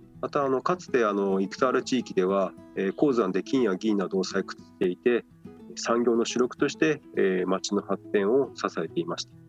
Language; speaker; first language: Japanese; native; Japanese